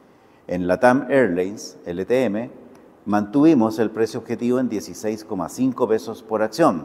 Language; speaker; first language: Spanish; native; Spanish